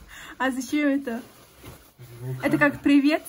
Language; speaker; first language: Russian; non-native, learner; Mongolian